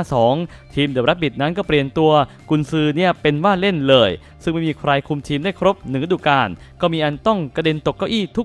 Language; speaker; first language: Thai; native; Thai